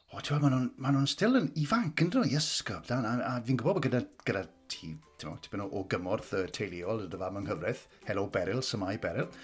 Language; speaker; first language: Welsh; native; Welsh